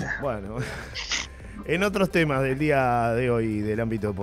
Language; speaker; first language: Spanish; native; Spanish